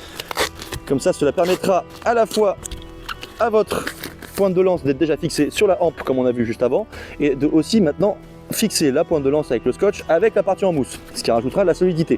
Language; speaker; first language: French; native; French